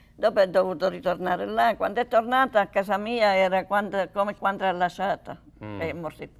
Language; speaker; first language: Italian; early bilingual, heritage; Italian